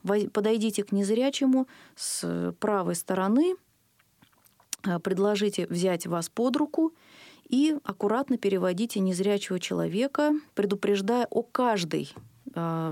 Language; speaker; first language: Russian; native; Russian